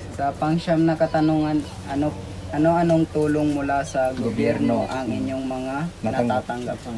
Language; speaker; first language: Filipino; non-native, local second language; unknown